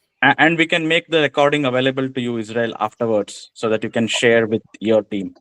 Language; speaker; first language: English; non-native, fluent; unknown